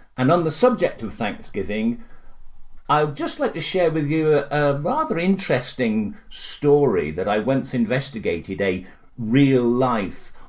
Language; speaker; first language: English; native; English